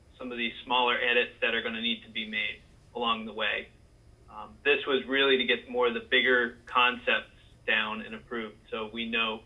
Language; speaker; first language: English; native; English